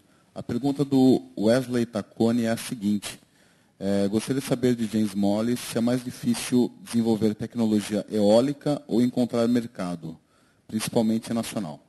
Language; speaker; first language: Portuguese; native; Portuguese